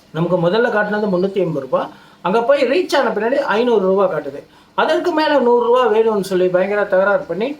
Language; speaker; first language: Tamil; native; Tamil